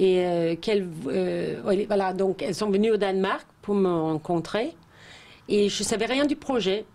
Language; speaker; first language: French; non-native, fluent; Danish